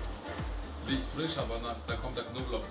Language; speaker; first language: German; native; German